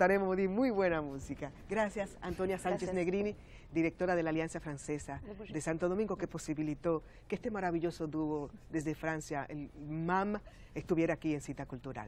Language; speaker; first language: Spanish; native; Spanish